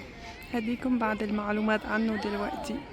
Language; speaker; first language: Arabic; non-native, fluent; German